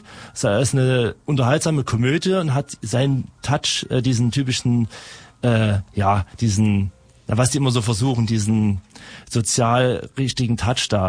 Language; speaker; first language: German; native; German